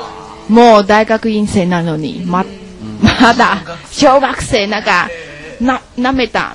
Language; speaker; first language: Japanese; non-native, fluent; Chinese